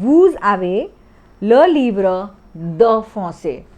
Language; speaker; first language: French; non-native, fluent; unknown